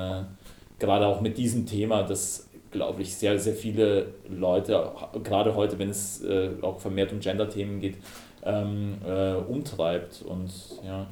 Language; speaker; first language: German; native; German